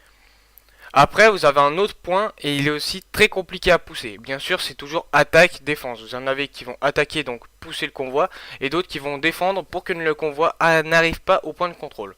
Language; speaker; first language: French; native; French